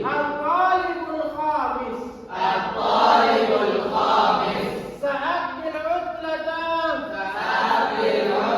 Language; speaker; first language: Arabic; non-native, fluent; Indonesian